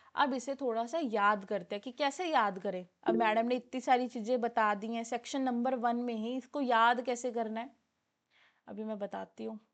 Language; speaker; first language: Hindi; non-native, local second language; Punjabi